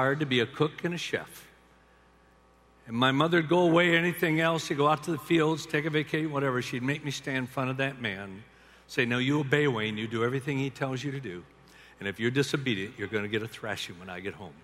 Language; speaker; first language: English; native; English